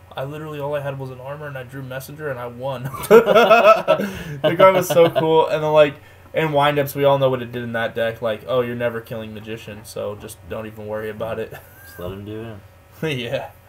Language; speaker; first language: English; native; English